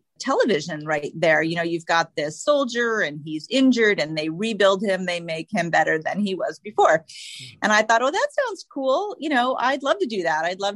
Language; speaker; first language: English; native; English